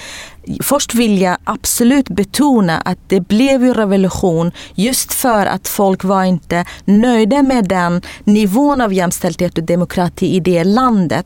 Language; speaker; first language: Swedish; non-native, fluent; Kurdish